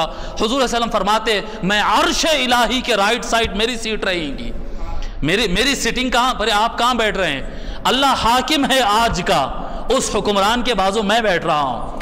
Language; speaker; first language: Urdu; native; Urdu